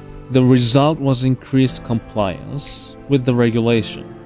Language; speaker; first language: English; non-native, fluent; Japanese